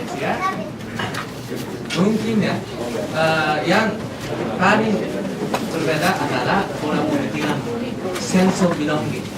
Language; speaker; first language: Indonesian; non-native, fluent; Japanese